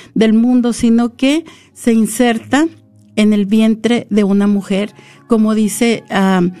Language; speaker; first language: Spanish; native; Spanish